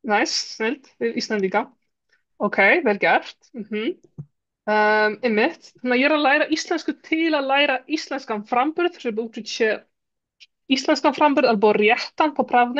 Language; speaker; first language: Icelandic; non-native, fluent; Polish